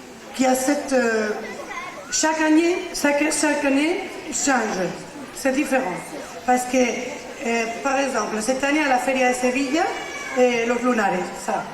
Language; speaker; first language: French; non-native, learner; Spanish